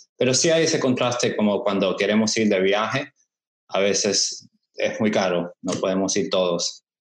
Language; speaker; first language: Spanish; early bilingual, heritage; Spanish